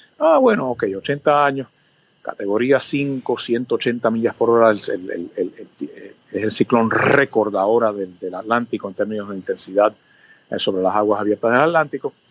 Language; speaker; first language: Spanish; early bilingual, other home language; English